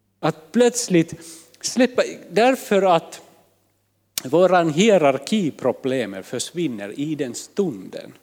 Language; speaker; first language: Swedish; non-native, fluent; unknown